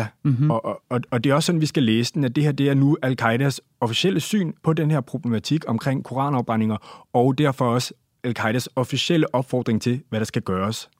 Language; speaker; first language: Danish; native; Danish